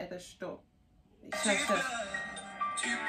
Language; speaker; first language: Russian; non-native, learner; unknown